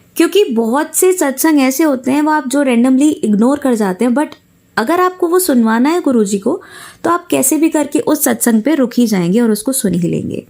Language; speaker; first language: Hindi; native; Hindi